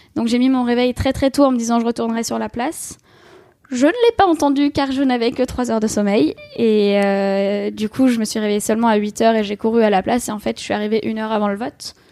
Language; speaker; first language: French; native; French